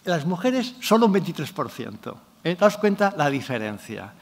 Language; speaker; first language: Spanish; non-native, local second language; Catalan